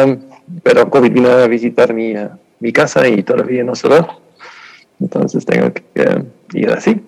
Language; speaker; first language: Spanish; non-native, fluent; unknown